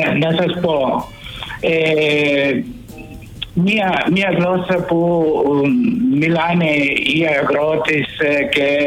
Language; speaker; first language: Greek; early bilingual, heritage; Greek